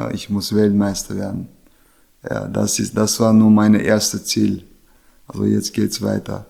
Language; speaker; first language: German; non-native, learner; Chechen